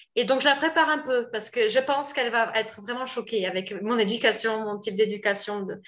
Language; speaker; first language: French; native; French